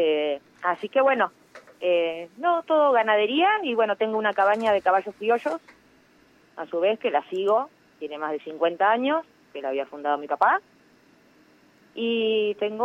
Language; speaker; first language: Spanish; native; Spanish